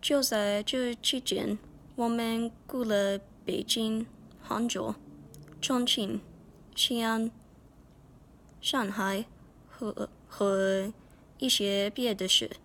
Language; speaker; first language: Chinese; non-native, learner; English